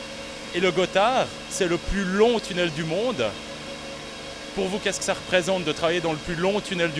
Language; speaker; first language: French; native; French